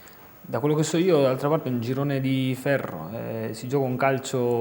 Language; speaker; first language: Italian; native; Italian